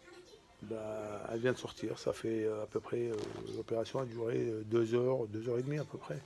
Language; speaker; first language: French; native; French